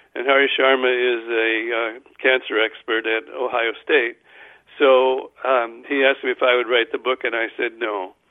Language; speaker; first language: English; native; English